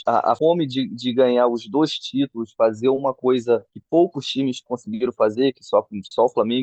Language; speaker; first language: Portuguese; native; Portuguese